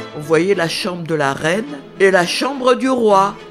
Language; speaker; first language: French; non-native, local second language; Kabyle